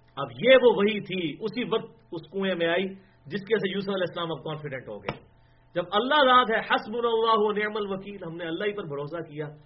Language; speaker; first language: Urdu; non-native, local second language; Punjabi